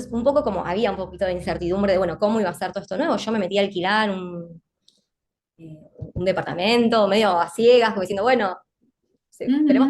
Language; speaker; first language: Spanish; native; Spanish